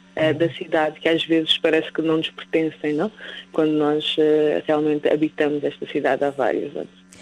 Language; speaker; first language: Portuguese; native; Portuguese